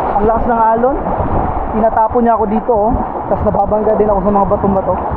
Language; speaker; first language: Filipino; non-native, local second language; Cebuano